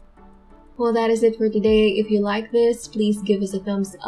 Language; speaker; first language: English; non-native, local second language; Filipino